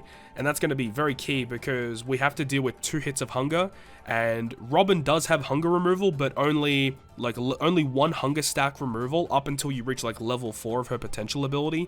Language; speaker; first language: English; native; English